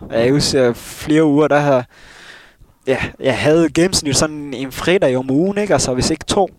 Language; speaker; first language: Danish; early bilingual, other home language; Somali